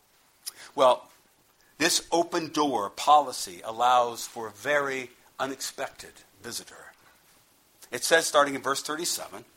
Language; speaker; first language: English; native; English